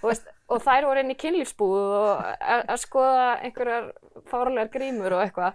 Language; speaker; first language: Icelandic; native; Icelandic